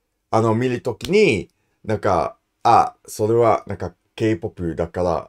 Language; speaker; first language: Japanese; non-native, learner; English